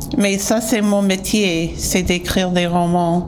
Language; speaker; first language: French; non-native, fluent; English